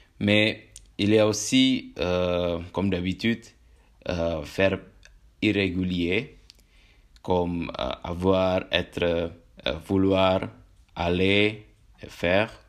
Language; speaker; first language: French; non-native, learner; Indonesian